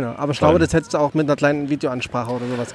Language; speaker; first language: German; native; German